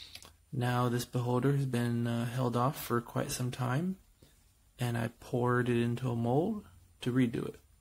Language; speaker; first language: English; native; English